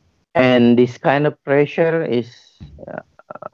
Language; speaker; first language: English; non-native, learner; Indonesian